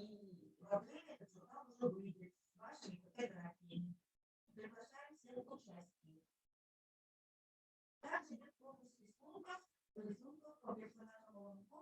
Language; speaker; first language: Russian; native; Russian